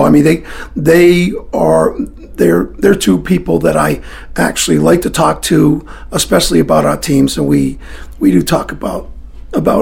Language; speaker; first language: English; early bilingual, other home language; French